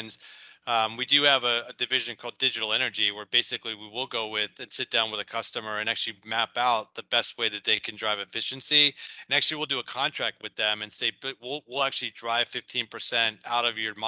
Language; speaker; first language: English; native; English